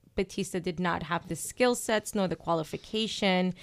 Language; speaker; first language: English; native; English